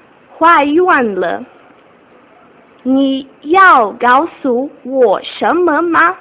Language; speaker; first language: Chinese; non-native, learner; Portuguese